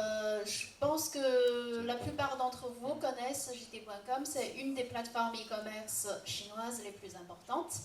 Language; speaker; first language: French; non-native, fluent; Chinese